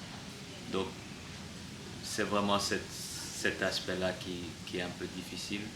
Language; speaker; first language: French; non-native, learner; English